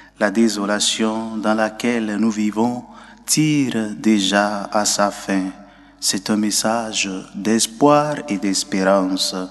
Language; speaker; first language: French; non-native, local second language; Ewe